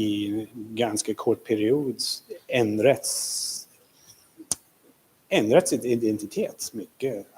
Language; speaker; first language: Swedish; non-native, fluent; English